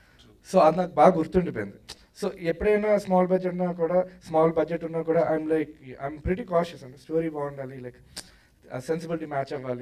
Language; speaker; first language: Telugu; native; Telugu